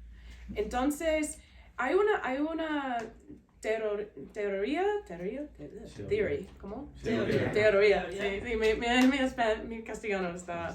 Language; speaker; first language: Spanish; non-native, learner; English